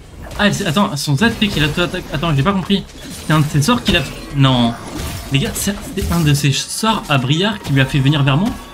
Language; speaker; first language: French; native; French